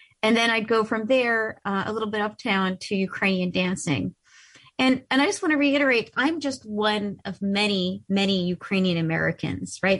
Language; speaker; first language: English; early bilingual, other home language; Ukrainian